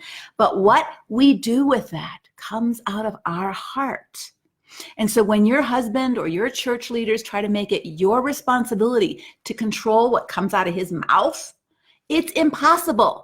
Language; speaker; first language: English; native; English